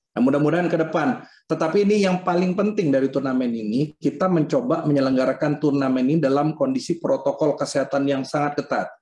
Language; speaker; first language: Indonesian; native; Indonesian